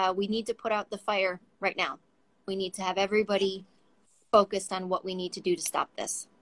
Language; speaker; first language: English; native; English